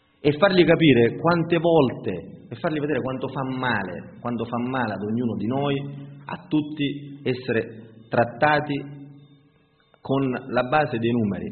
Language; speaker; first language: Italian; native; Italian